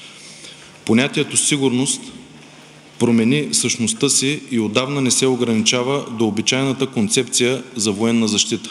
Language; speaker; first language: Bulgarian; native; Bulgarian